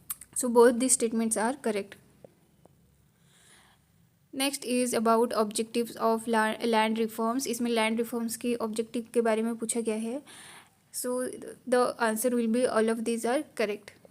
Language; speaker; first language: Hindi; native; Hindi